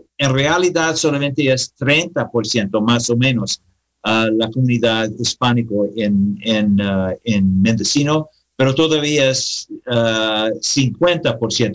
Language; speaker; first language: Spanish; non-native, learner; English